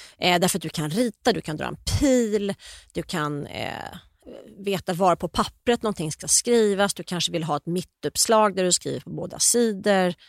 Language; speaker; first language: Swedish; native; Swedish